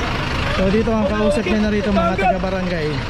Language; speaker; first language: Filipino; native; Filipino